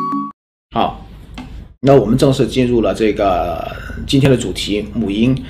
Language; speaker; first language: Chinese; native; Chinese